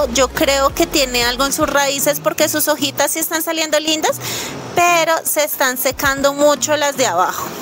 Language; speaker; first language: Spanish; native; Spanish